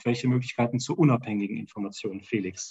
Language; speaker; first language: German; native; German